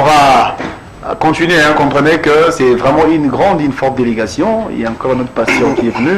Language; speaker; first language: French; non-native, local second language; Lingala